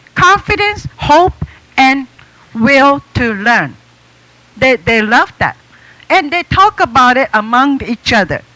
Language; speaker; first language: English; non-native, fluent; Japanese